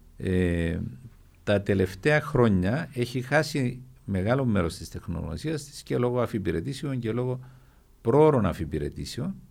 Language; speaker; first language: Greek; native; Greek